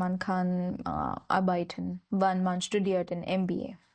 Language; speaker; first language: German; non-native, learner; Marathi